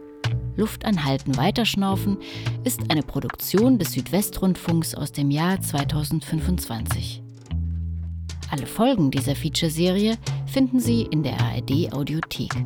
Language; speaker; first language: German; native; German